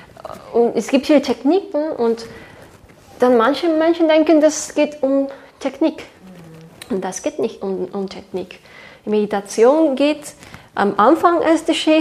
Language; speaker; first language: German; non-native, fluent; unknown